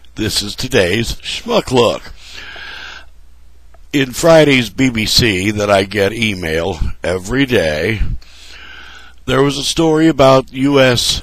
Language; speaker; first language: English; native; English